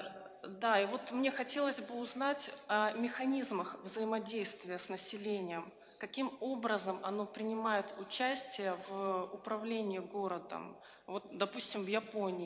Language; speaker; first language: Russian; native; Russian